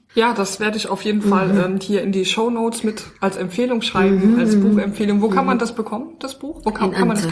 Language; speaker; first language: German; native; German